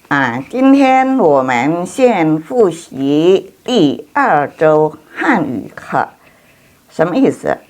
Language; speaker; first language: Chinese; non-native, fluent; Indonesian